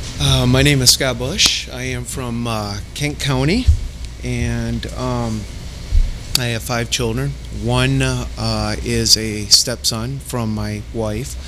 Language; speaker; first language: English; native; English